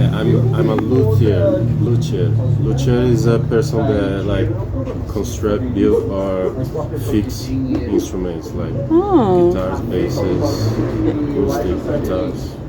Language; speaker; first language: English; non-native, fluent; Portuguese